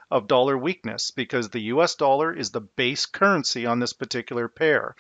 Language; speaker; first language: English; native; English